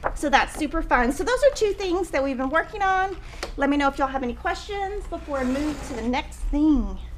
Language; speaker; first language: English; native; English